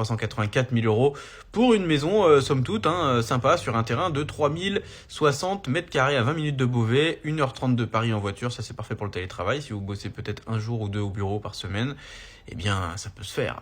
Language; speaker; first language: French; native; French